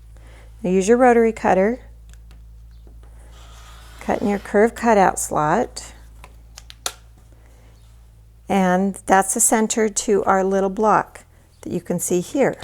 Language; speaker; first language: English; native; English